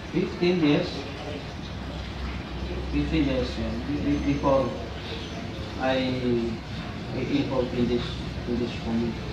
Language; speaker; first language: English; non-native, fluent; Indonesian